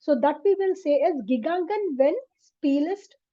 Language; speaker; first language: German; non-native, learner; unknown